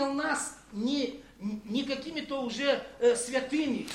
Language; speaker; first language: Polish; non-native, learner; Russian